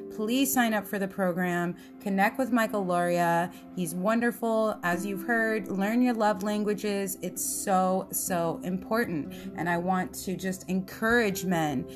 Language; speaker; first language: English; early bilingual, other home language; Italian